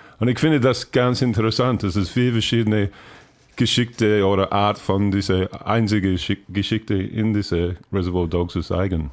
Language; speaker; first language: German; non-native, learner; English